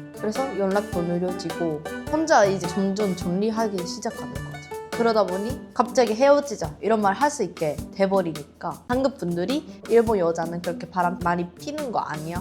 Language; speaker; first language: Korean; non-native, fluent; Japanese